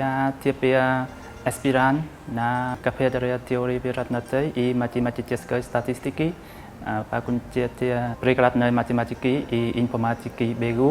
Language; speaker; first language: Russian; non-native, fluent; Vietnamese